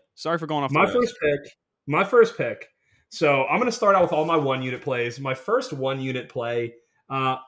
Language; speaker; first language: English; native; English